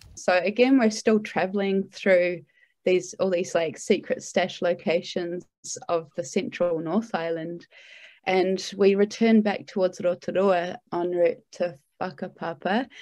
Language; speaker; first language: English; native; English